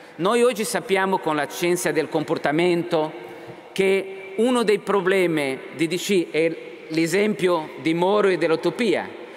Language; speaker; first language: Italian; non-native, fluent; Portuguese